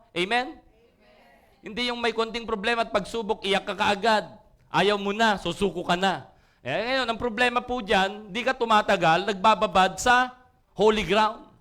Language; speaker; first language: Filipino; non-native, local second language; Iloko